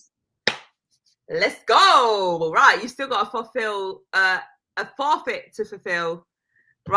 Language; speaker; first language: English; native; English